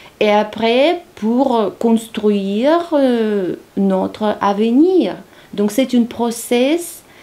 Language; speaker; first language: French; non-native, learner; Ukrainian